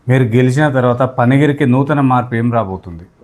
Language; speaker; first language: Telugu; native; Telugu